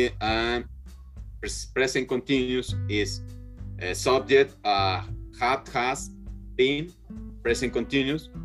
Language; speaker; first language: English; non-native, learner; Spanish